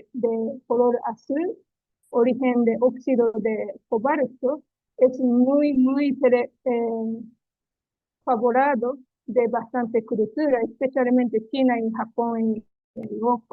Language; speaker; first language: Spanish; non-native, learner; Japanese